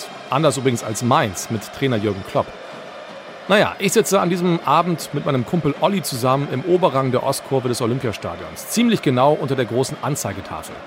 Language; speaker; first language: German; native; German